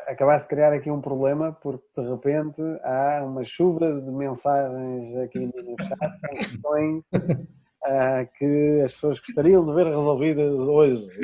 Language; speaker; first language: Portuguese; native; Portuguese